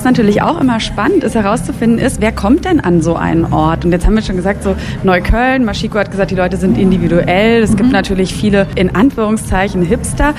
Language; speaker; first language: German; native; German